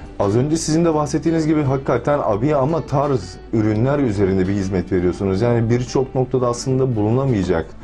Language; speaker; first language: Turkish; native; Turkish